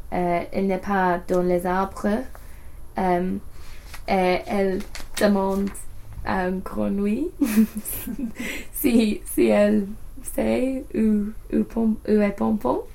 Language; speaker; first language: French; non-native, learner; English